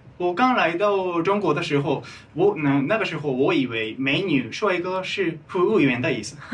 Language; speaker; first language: Chinese; non-native, fluent; Japanese